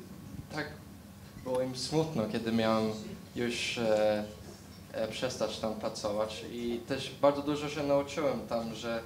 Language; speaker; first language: Polish; early bilingual, heritage; Polish